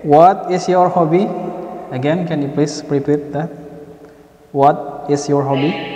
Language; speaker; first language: English; non-native, fluent; Indonesian